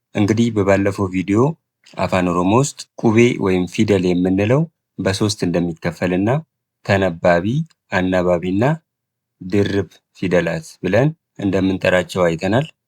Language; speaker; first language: Amharic; non-native, local second language; Oromo